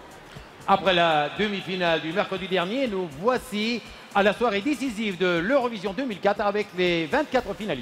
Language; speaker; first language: French; non-native, fluent; Turkish